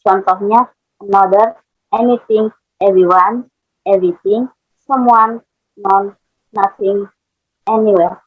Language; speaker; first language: English; non-native, learner; Indonesian